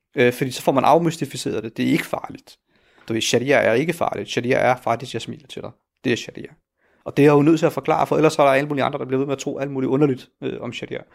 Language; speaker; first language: Danish; early bilingual, other home language; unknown